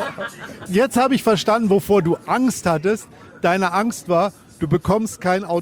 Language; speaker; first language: German; native; German